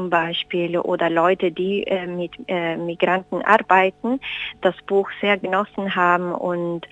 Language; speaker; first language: German; non-native, fluent; Spanish